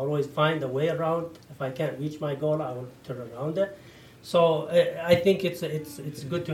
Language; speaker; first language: English; non-native, fluent; Arabic